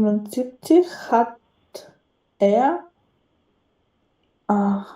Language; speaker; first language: German; non-native, learner; Macedonian